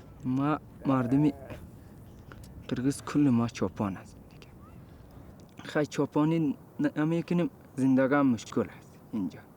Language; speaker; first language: Persian; non-native, local second language; Kyrgyz